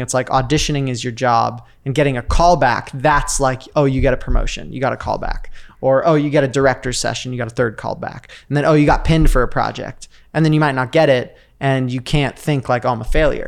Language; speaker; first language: English; native; English